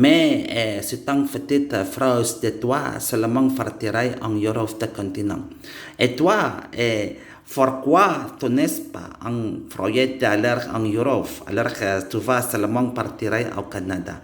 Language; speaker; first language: French; non-native, learner; Indonesian